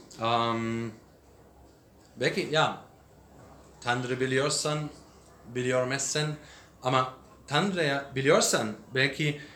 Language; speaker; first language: Turkish; non-native, learner; English